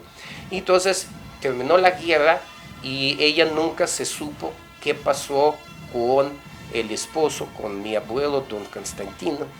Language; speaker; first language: Spanish; non-native, fluent; Russian